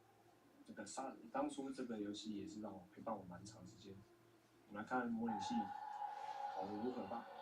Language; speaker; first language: Chinese; native; Chinese